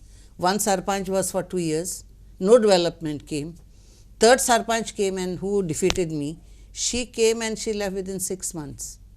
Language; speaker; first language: English; non-native, local second language; Konkani